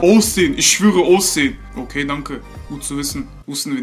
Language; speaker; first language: German; native; German